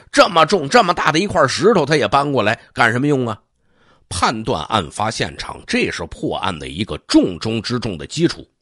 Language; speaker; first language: Chinese; native; Chinese